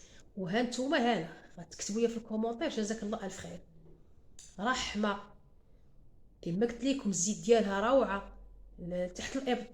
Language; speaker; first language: Arabic; native; Arabic